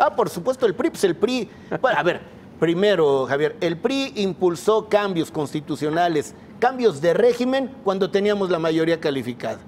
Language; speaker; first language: Spanish; native; Spanish